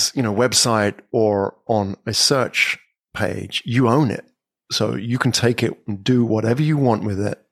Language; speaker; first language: English; native; English